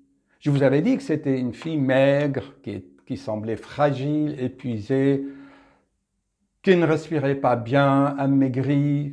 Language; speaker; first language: French; native; French